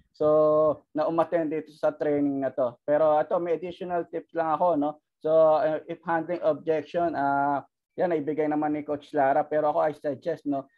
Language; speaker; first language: Filipino; native; Filipino